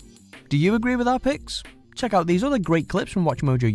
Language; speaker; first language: English; native; English